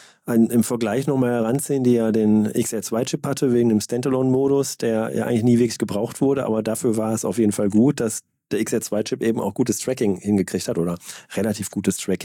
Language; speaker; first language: German; native; German